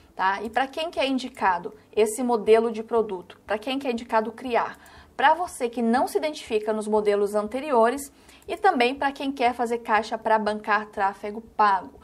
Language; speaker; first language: Portuguese; native; Portuguese